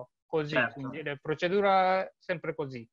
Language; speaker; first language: Italian; non-native, learner; Japanese